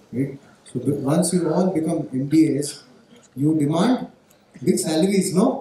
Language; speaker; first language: English; non-native, local second language; Marathi